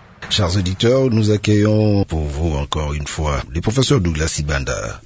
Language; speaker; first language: French; non-native, local second language; Lingala